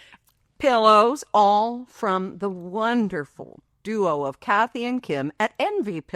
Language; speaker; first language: English; native; English